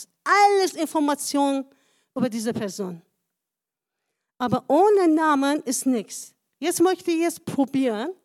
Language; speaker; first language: German; non-native, fluent; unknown